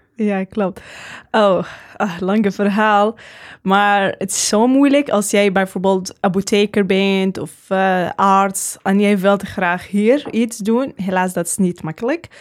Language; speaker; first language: Dutch; non-native, learner; Arabic